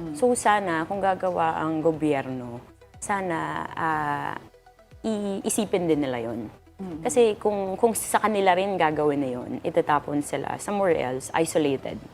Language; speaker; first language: Filipino; native; Filipino